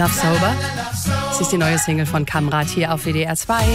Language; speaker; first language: German; native; German